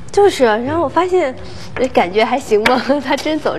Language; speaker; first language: Chinese; native; Chinese